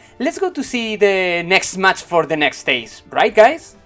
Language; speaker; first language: English; non-native, learner; Spanish